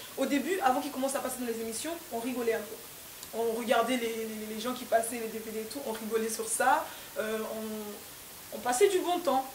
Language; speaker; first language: French; non-native, local second language; Lingala